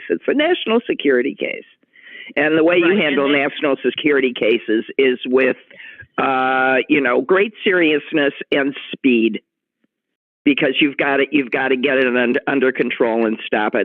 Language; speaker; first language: English; native; English